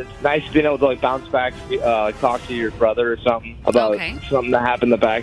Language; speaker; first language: English; native; English